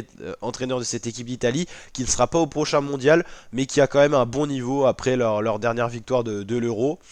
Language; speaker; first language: French; native; French